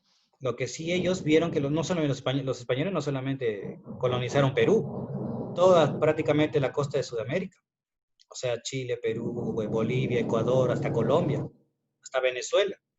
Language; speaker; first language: Spanish; native; Spanish